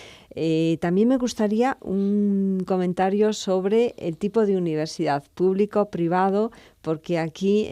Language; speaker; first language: Spanish; native; Spanish